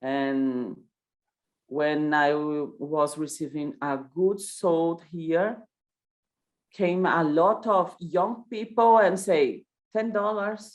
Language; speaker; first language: English; non-native, learner; Portuguese